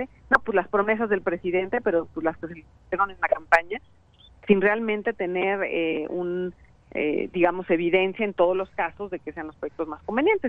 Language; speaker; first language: Spanish; native; Spanish